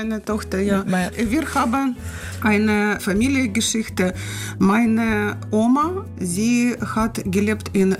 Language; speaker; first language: German; non-native, learner; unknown